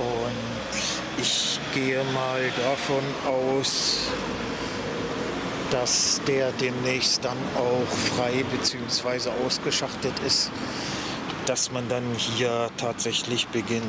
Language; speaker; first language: German; native; German